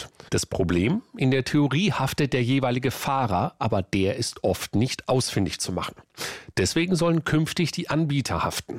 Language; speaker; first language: German; native; German